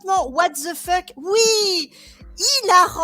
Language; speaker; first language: French; native; French